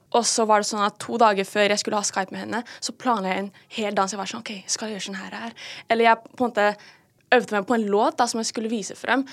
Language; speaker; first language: Norwegian; early bilingual, other home language; Filipino